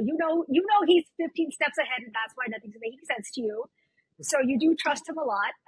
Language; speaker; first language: English; native; English